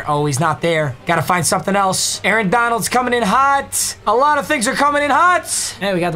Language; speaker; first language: English; native; English